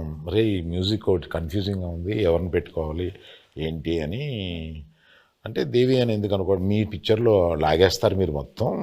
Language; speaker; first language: Telugu; native; Telugu